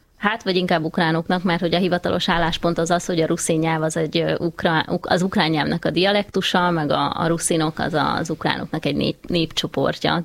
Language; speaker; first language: Hungarian; native; Hungarian